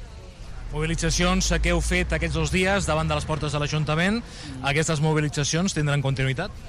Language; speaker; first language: Catalan; native; Catalan